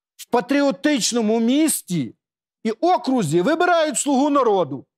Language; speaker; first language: Ukrainian; native; Ukrainian